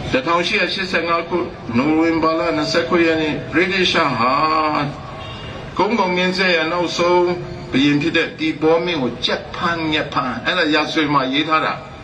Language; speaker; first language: Burmese; non-native, local second language; Kachin